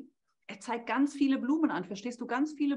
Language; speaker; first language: German; native; German